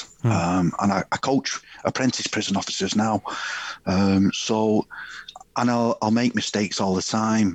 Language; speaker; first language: English; native; English